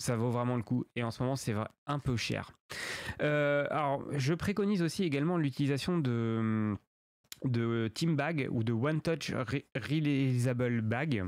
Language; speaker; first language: French; native; French